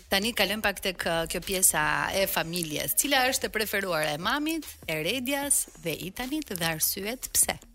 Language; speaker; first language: Albanian; native; Albanian